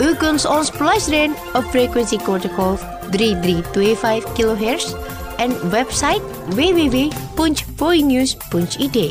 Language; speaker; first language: Dutch; non-native, fluent; Indonesian